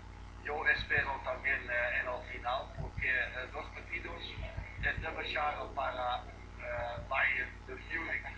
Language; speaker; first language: Spanish; non-native, fluent; Dutch